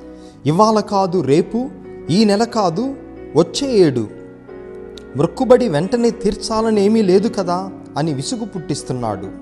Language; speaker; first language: Telugu; native; Telugu